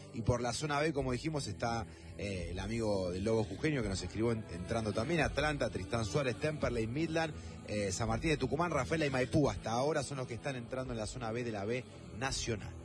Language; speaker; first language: Spanish; native; Spanish